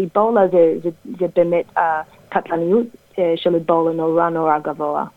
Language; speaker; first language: Hebrew; non-native, fluent; English